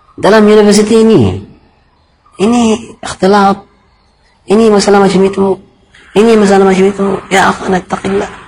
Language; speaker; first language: Malay; non-native, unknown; Arabic